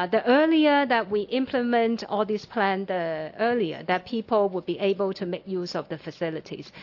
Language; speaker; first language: English; non-native, local second language; Cantonese